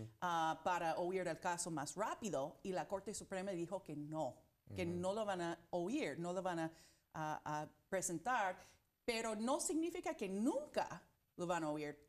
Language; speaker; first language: Spanish; non-native, fluent; English